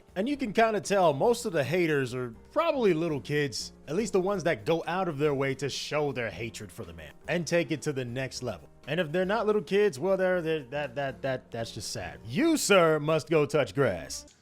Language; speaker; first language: English; native; English